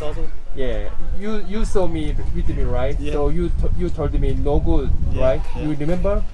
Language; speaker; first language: English; non-native, learner; Korean